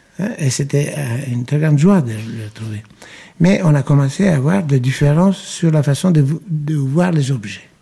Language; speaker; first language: French; non-native, fluent; Greek